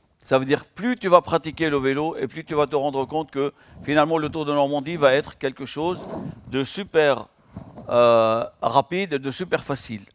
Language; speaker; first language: French; non-native, local second language; Arabic